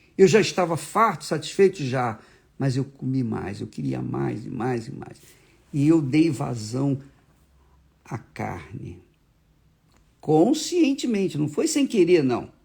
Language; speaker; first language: Portuguese; native; Portuguese